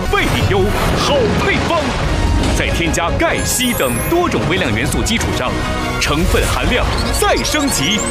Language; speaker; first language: Chinese; native; Chinese